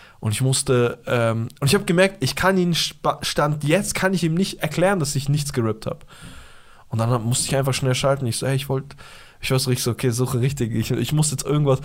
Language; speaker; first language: German; early bilingual, other home language; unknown